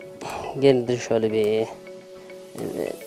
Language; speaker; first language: Turkish; native; Turkish